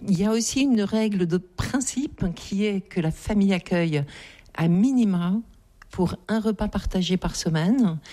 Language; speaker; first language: French; native; French